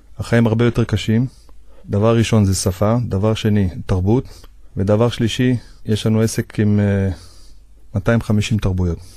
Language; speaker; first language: Hebrew; native; Hebrew